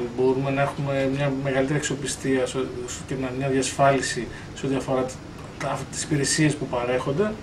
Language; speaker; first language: Greek; native; Greek